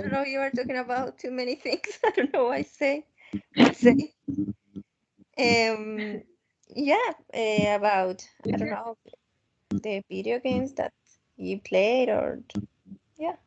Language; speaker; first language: English; non-native, fluent; Spanish